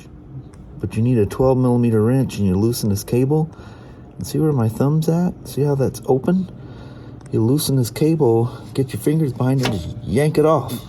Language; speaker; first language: English; native; English